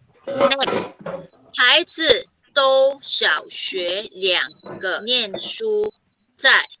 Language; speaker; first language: Chinese; non-native, fluent; Filipino